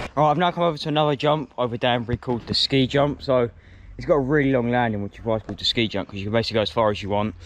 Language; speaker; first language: English; native; English